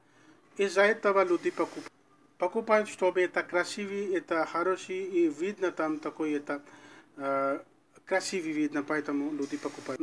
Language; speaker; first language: Russian; non-native, learner; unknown